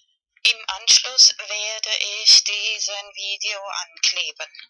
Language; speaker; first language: German; non-native, fluent; Spanish